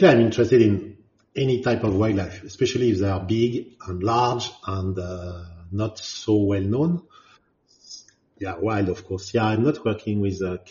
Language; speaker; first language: English; non-native, fluent; French